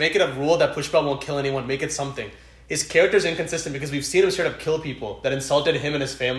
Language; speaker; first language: English; early bilingual, other home language; Telugu